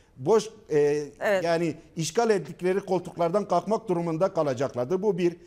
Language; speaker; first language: Turkish; non-native, local second language; Kurdish